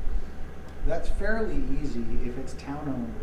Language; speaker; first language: English; native; English